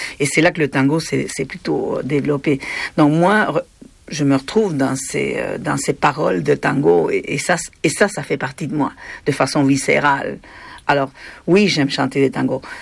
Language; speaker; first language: French; non-native, fluent; Spanish